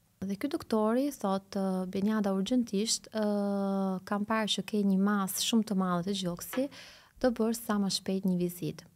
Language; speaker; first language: Albanian; early bilingual, heritage; Albanian